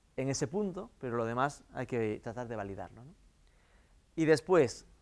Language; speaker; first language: Spanish; native; Spanish